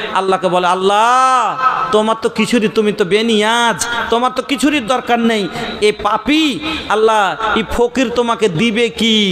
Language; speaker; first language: Bangla; non-native, local second language; Bhojpuri